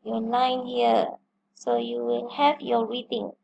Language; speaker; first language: English; non-native, local second language; Malay